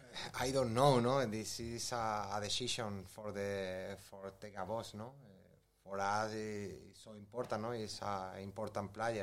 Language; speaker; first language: English; non-native, learner; Spanish